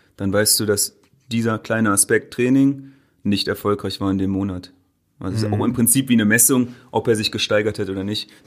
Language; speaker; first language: German; native; German